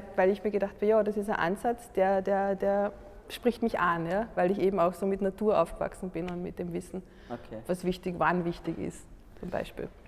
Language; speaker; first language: German; native; German